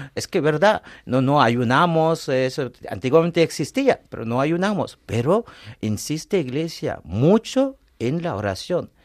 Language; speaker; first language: Spanish; non-native, fluent; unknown